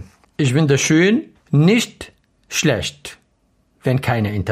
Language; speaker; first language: German; non-native, learner; Arabic